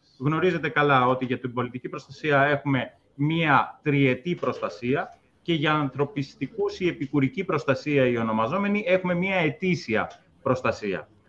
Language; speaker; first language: Greek; native; Greek